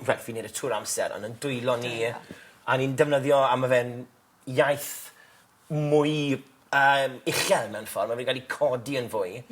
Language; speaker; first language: Welsh; native; Welsh